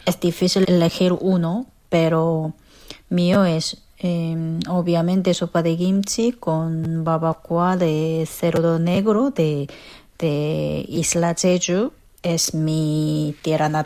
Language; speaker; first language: Spanish; non-native, fluent; Korean